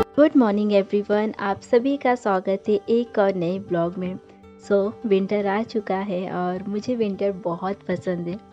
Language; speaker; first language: Hindi; non-native, local second language; Bangla